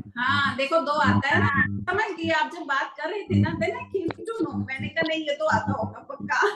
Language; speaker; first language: Hindi; native; Hindi